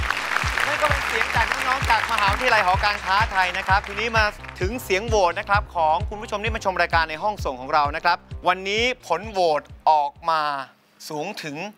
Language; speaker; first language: Thai; native; Thai